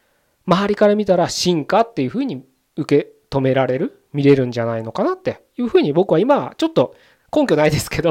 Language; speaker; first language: Japanese; native; Japanese